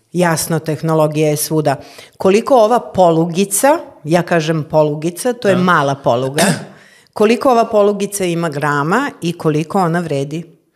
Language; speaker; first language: Serbian; native; Serbian